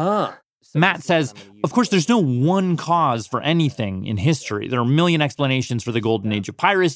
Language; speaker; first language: English; native; English